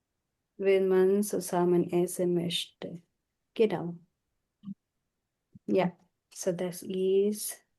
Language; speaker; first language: German; non-native, fluent; Filipino